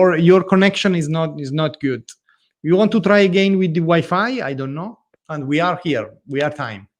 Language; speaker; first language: English; non-native, learner; Italian